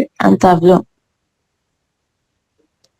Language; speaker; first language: French; non-native, learner; English